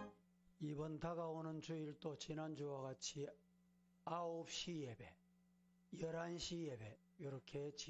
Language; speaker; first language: Korean; native; Korean